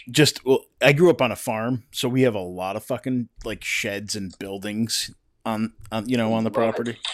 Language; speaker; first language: English; native; English